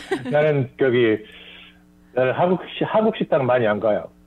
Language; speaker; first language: Korean; early bilingual, heritage; Korean